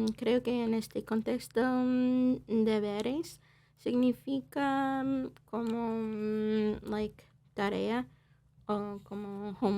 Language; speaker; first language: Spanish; non-native, learner; English